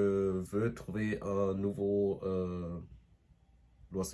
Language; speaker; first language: French; non-native, learner; English